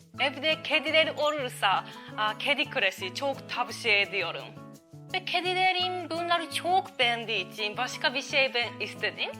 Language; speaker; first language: Turkish; non-native, learner; Japanese